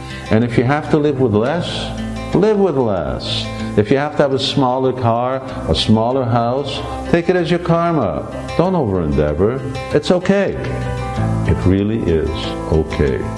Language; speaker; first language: English; early bilingual, other home language; Hungarian